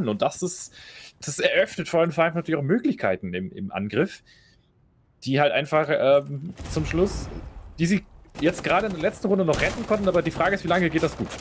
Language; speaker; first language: German; native; German